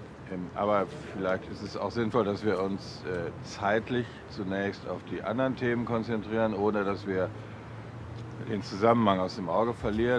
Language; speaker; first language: German; native; German